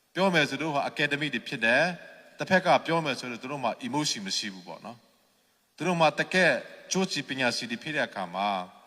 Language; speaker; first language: Burmese; non-native, local second language; Hakha Chin